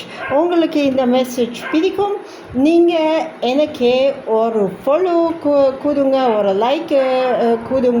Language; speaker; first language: Tamil; non-native, learner; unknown